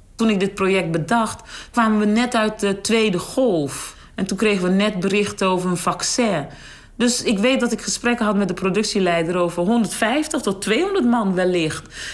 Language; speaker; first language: Dutch; native; Dutch